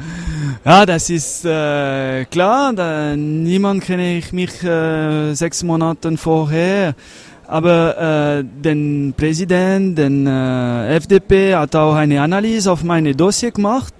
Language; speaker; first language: German; non-native, learner; French